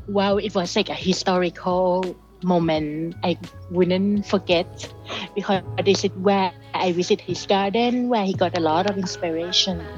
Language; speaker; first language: English; non-native, fluent; Thai